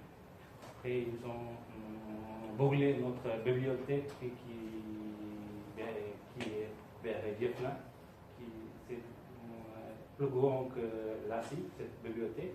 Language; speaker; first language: French; non-native, learner; Tamil